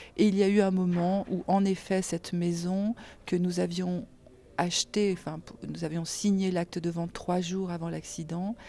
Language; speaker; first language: French; native; French